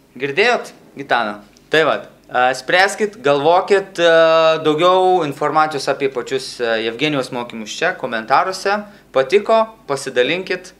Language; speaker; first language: Lithuanian; native; Lithuanian